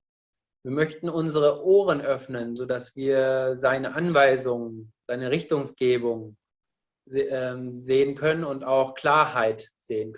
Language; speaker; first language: German; non-native, fluent; Indonesian